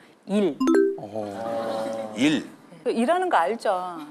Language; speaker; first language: Korean; native; Korean